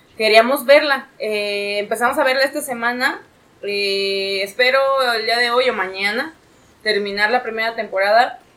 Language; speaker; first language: Spanish; native; Spanish